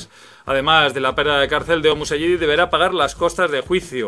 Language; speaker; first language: Spanish; native; Spanish